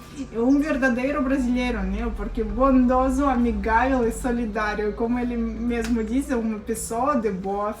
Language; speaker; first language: Portuguese; non-native, fluent; Russian